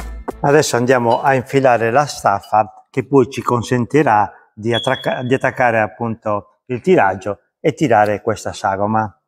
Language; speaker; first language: Italian; native; Italian